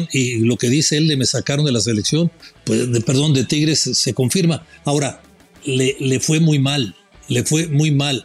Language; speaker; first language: Spanish; native; Spanish